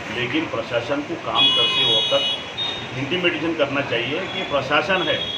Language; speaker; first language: Hindi; non-native, local second language; Urdu